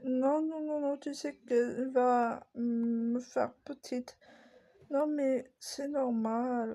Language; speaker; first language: French; native; French